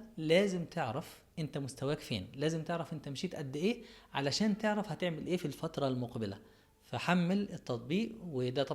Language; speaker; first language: Arabic; native; Arabic